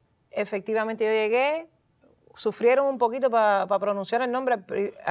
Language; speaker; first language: Spanish; early bilingual, heritage; Spanish